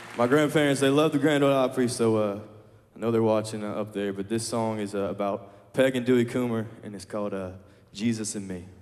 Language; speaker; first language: English; native; English